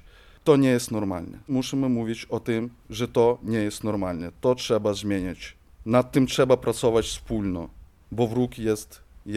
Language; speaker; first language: Polish; non-native, fluent; Ukrainian